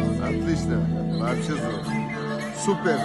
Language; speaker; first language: Russian; non-native, local second language; Uzbek